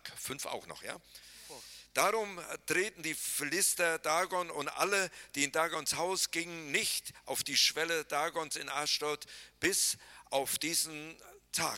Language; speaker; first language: German; native; German